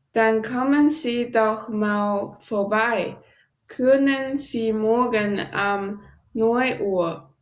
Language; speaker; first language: German; non-native, learner; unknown